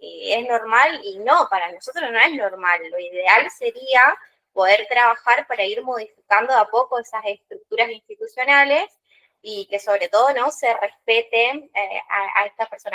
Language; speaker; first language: Spanish; native; Spanish